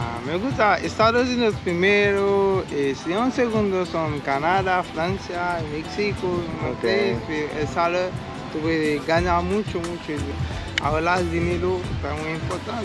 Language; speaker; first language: Spanish; non-native, learner; Haitian Creole